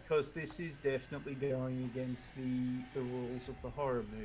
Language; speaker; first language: English; native; English